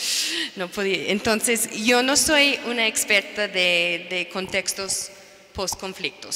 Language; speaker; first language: Spanish; non-native, fluent; English